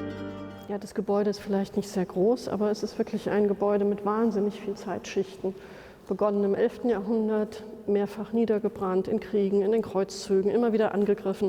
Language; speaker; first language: German; native; German